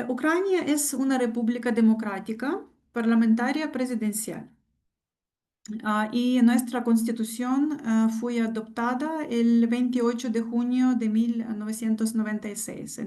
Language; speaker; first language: Spanish; non-native, fluent; Ukrainian